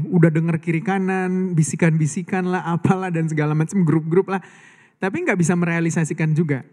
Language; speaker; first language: Indonesian; native; Indonesian